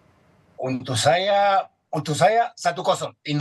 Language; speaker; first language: Indonesian; non-native, fluent; Spanish